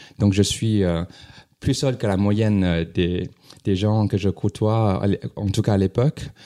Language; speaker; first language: French; non-native, fluent; Chinese